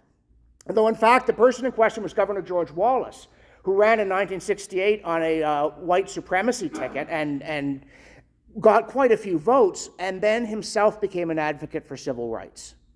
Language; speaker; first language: English; native; English